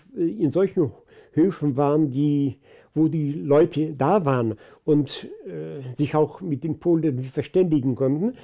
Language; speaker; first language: German; early bilingual, other home language; Polish